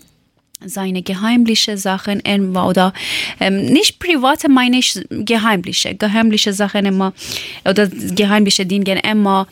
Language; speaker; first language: German; non-native, learner; Persian